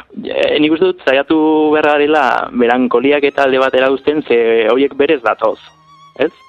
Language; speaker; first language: Basque; non-native, local second language; Spanish